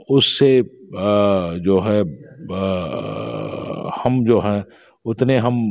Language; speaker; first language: Hindi; non-native, local second language; Shina